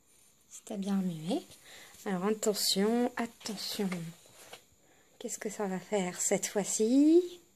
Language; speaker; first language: French; native; French